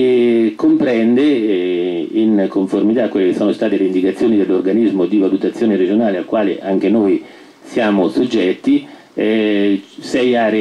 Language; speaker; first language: Italian; native; Italian